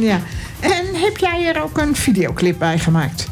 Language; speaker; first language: Dutch; native; Dutch